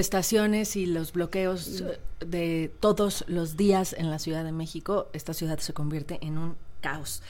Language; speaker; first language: Spanish; native; Spanish